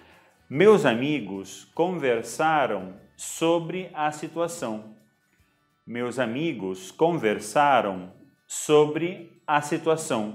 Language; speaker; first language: Portuguese; non-native, fluent; Arabic